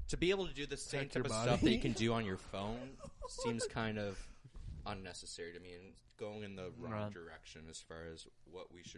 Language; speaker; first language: English; native; English